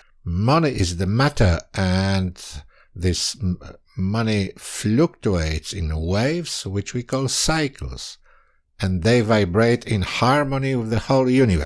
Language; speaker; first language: English; non-native, fluent; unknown